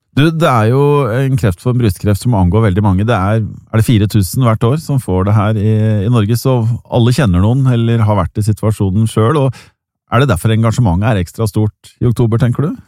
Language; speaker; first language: Norwegian; native; Norwegian